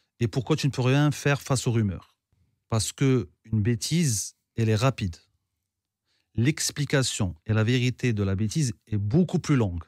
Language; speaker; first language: French; non-native, local second language; Arabic